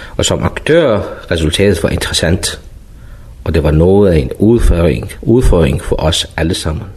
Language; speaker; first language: Danish; non-native, fluent; Persian